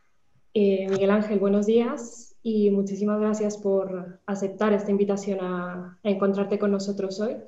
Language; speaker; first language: Spanish; native; Spanish